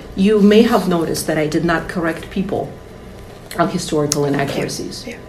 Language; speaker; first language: English; non-native, fluent; Russian